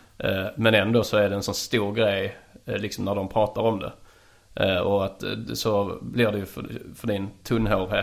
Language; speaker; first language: Swedish; native; Swedish